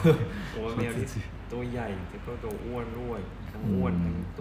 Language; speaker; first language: Chinese; non-native, learner; Thai